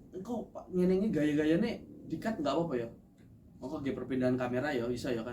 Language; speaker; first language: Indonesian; non-native, local second language; Javanese